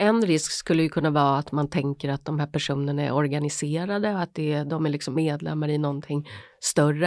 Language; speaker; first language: Swedish; native; Swedish